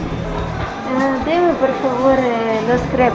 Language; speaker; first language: Spanish; non-native, fluent; Ukrainian